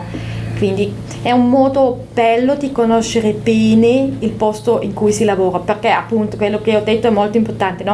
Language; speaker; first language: Italian; non-native, local second language; German